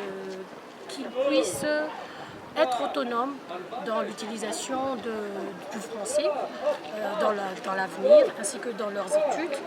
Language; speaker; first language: French; non-native, local second language; Malagasy